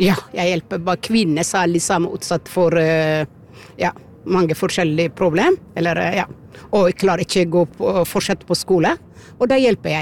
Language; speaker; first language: Norwegian; non-native, fluent; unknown